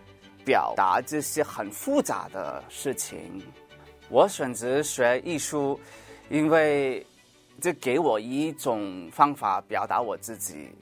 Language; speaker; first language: Chinese; early bilingual, heritage; Cantonese